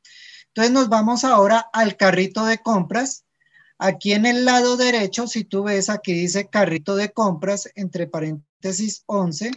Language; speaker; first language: Spanish; native; Spanish